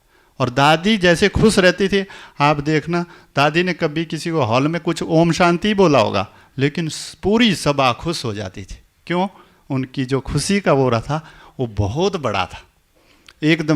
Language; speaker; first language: Hindi; native; Hindi